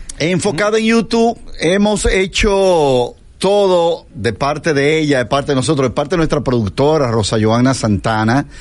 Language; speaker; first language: Spanish; native; Spanish